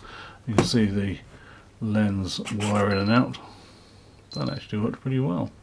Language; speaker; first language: English; native; English